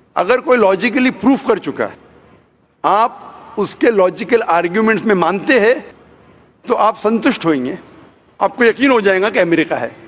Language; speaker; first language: Hindi; non-native, local second language; Konkani